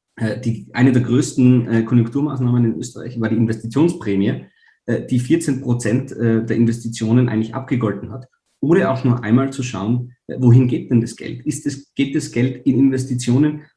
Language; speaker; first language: German; native; German